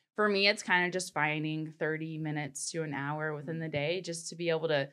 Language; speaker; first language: English; native; English